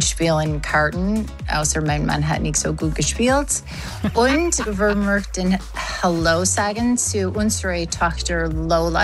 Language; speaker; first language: German; non-native, learner; English